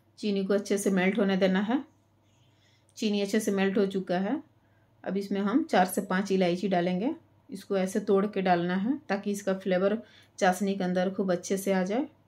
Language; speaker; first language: Hindi; native; Hindi